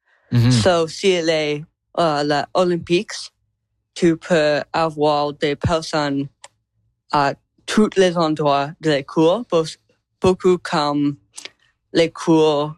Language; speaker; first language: French; non-native, local second language; English